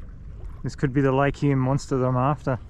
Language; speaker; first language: English; native; English